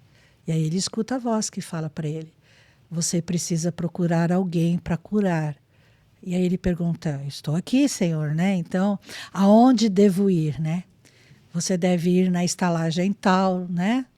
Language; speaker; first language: Portuguese; native; Portuguese